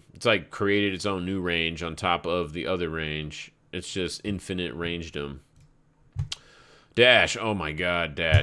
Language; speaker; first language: English; native; English